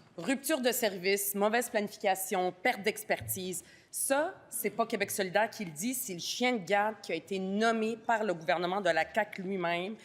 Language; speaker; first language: French; early bilingual, other home language; Arabic